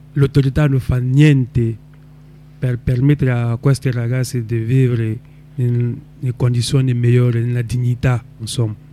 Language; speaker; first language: Italian; non-native, local second language; French